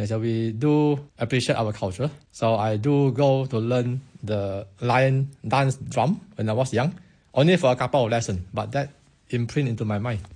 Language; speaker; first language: English; non-native, local second language; Min Nan Chinese